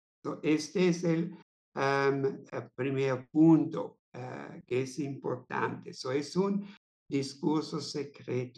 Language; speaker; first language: Spanish; non-native, fluent; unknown